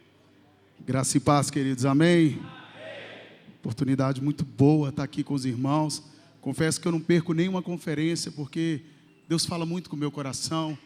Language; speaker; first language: Portuguese; native; Portuguese